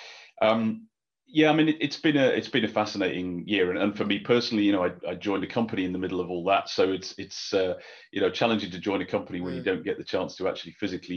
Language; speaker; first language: English; native; English